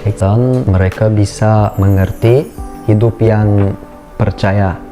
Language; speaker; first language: Indonesian; non-native, learner; Turkish